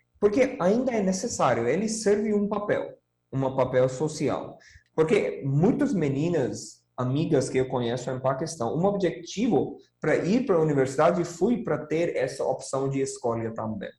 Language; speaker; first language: Portuguese; non-native, fluent; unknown